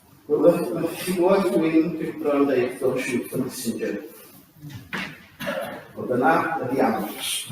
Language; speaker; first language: Welsh; native; Welsh